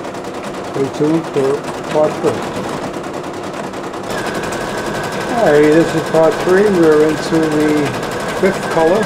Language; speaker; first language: English; native; English